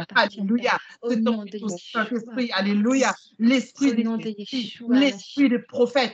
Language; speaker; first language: French; native; French